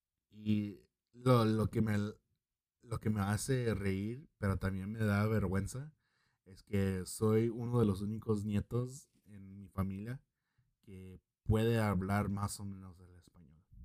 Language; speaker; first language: Spanish; early bilingual, heritage; Spanish